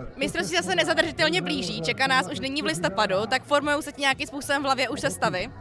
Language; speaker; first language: Czech; native; Czech